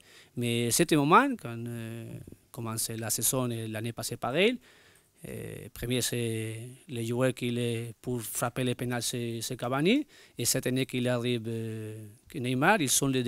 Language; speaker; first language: French; non-native, learner; Spanish